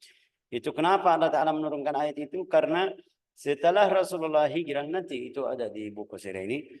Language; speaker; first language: Indonesian; non-native, fluent; Arabic